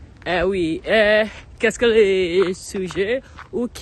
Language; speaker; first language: French; non-native, learner; English